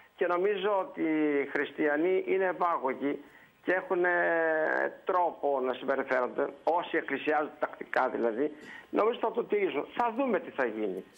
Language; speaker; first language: Greek; native; Greek